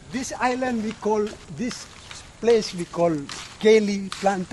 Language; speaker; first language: English; non-native, learner; Indonesian